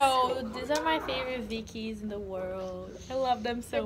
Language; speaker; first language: English; non-native, fluent; Portuguese